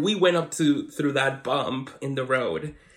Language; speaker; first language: English; non-native, fluent; Spanish